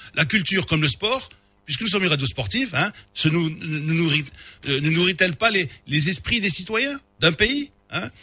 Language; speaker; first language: French; non-native, local second language; Arabic